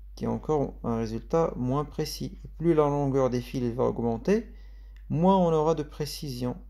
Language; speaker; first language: French; non-native, local second language; Arabic